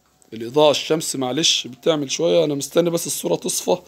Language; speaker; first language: Arabic; native; Arabic